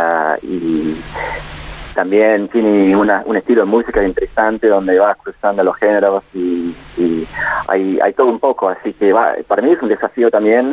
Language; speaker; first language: Spanish; non-native, fluent; English